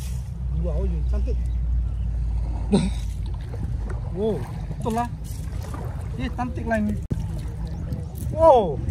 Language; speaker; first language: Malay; non-native, learner; Bangla